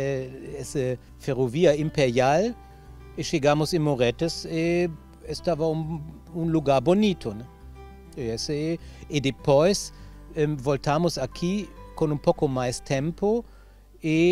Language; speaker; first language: Portuguese; non-native, fluent; German